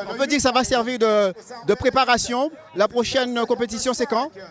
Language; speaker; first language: French; native; French